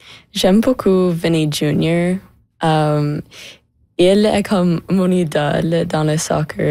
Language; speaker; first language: French; non-native, local second language; English